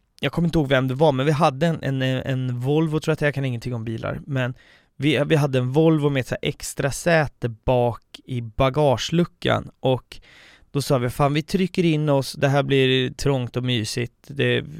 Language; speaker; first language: Swedish; native; Swedish